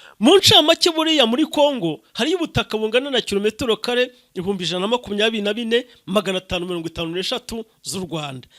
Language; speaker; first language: Kinyarwanda; native; Kinyarwanda